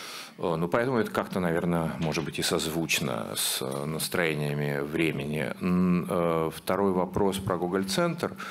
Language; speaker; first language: Russian; native; Russian